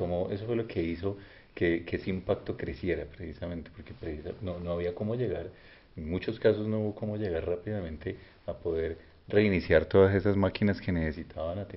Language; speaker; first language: Spanish; native; Spanish